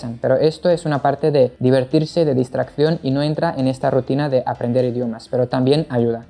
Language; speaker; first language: Spanish; non-native, fluent; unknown